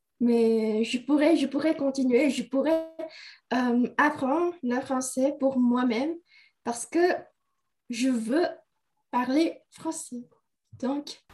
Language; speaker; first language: French; non-native, learner; Indonesian